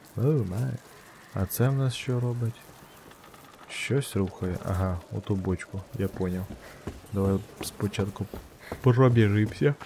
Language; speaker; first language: Ukrainian; non-native, local second language; Russian